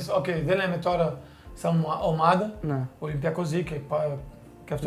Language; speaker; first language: Greek; non-native, fluent; Portuguese